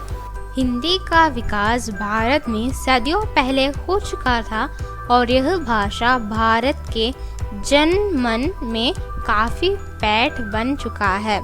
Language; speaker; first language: Hindi; non-native, local second language; Malayalam